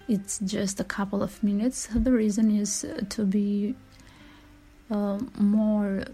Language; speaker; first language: English; non-native, fluent; Albanian